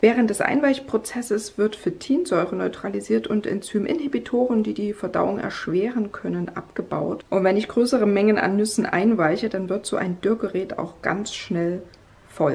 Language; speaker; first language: German; native; German